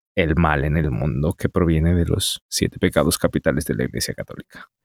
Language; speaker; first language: Spanish; native; Spanish